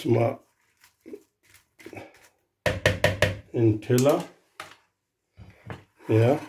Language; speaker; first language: German; non-native, learner; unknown